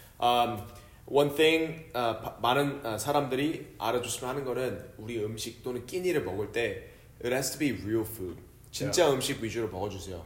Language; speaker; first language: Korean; early bilingual, heritage; Korean